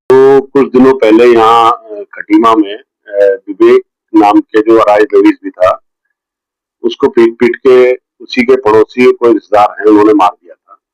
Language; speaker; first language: Hindi; native; Hindi